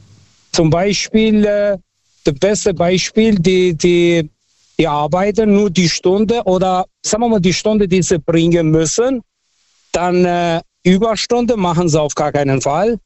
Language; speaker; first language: German; early bilingual, other home language; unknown